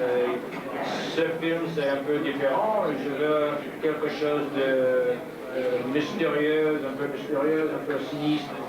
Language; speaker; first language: French; non-native, learner; English